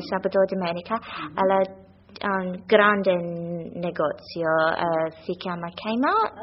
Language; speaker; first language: Italian; non-native, learner; English